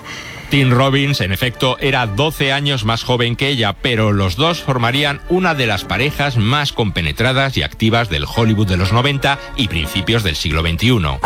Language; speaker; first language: Spanish; native; Spanish